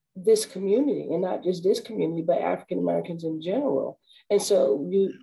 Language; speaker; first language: English; native; English